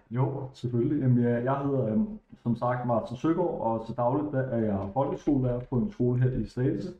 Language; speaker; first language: Danish; native; Danish